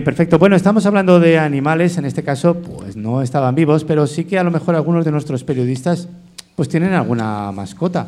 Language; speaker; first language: Spanish; native; Spanish